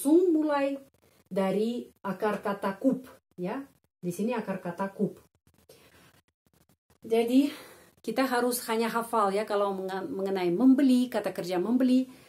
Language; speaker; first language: Indonesian; non-native, fluent; Russian